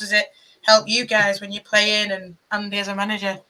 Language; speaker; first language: English; native; English